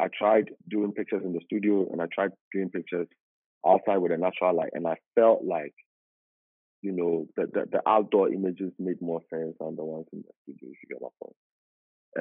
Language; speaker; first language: English; non-native, local second language; Akan